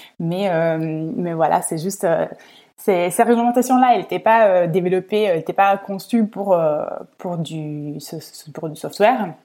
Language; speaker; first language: French; non-native, fluent; Italian